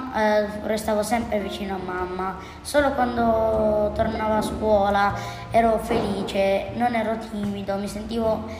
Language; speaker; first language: Italian; early bilingual, other home language; Albanian